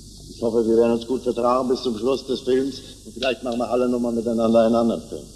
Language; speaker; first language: German; native; German